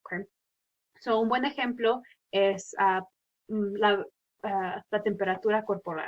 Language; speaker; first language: Spanish; early bilingual, heritage; Spanish